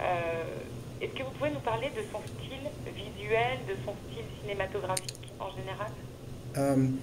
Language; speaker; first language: French; native; French